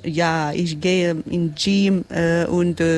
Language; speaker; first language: German; non-native, learner; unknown